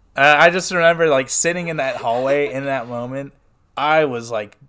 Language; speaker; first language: English; native; English